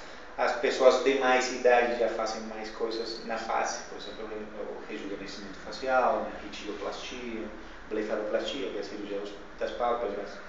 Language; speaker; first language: Portuguese; non-native, fluent; Spanish